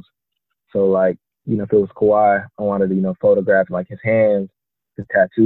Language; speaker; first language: English; native; English